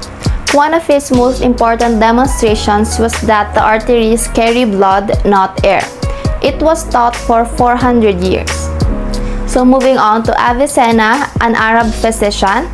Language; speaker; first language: English; non-native, local second language; Filipino